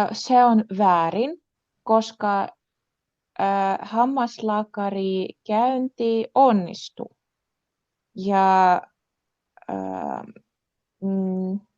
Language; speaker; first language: Finnish; non-native, learner; Russian